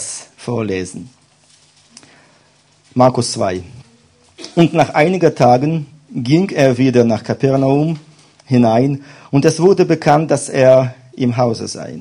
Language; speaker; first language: German; non-native, fluent; Russian